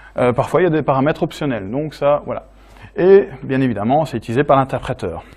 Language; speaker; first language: French; native; French